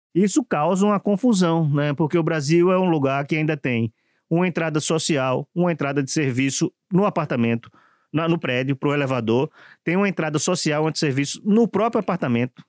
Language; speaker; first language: Portuguese; native; Portuguese